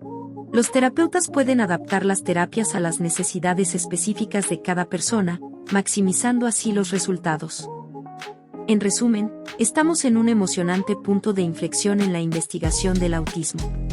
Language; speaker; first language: Spanish; native; Spanish